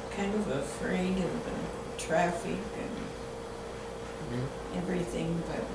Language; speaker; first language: English; native; English